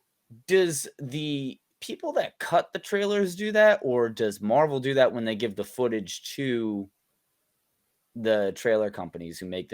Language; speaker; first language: English; native; English